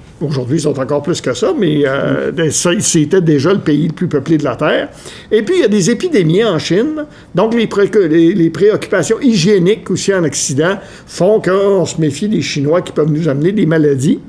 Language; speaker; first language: French; native; French